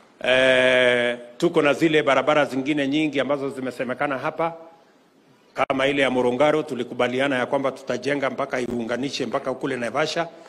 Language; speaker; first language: Swahili; non-native, local second language; Kalenjin